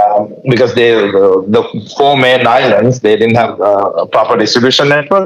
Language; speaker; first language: English; non-native, local second language; Sinhala